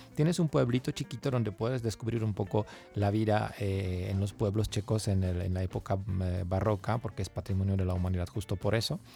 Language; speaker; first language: Spanish; non-native, fluent; Czech